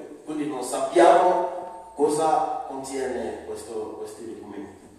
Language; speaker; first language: Italian; non-native, fluent; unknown